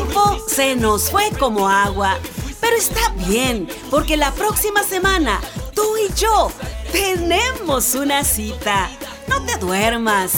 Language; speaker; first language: Spanish; native; Spanish